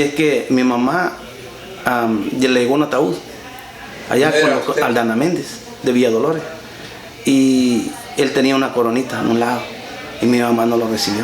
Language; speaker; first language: Spanish; native; Spanish